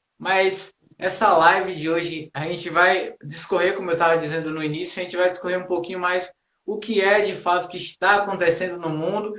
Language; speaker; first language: Portuguese; native; Portuguese